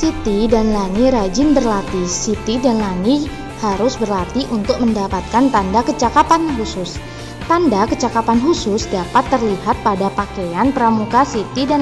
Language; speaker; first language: Indonesian; native; Indonesian